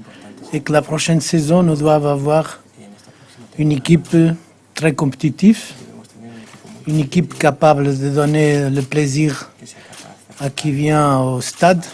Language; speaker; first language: French; non-native, fluent; Portuguese